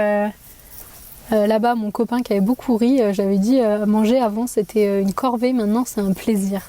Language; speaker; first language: French; native; French